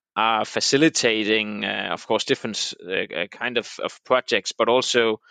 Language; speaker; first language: English; non-native, fluent; Danish